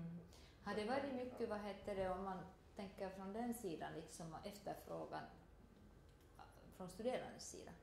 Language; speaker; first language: Swedish; native; Swedish